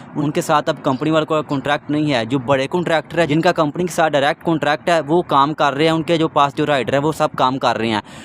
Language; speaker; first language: Urdu; non-native, local second language; Punjabi